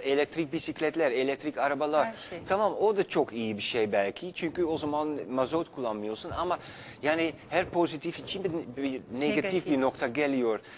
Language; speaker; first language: Turkish; non-native, fluent; Dutch